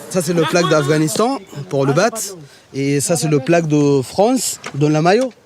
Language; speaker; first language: French; non-native, learner; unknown